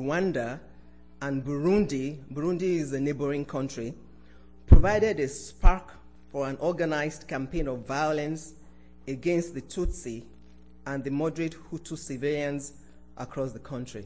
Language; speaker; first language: English; non-native, local second language; Yoruba